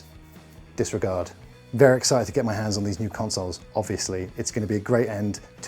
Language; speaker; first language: English; native; English